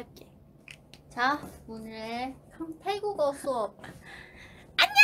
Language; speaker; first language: Korean; non-native, fluent; Chinese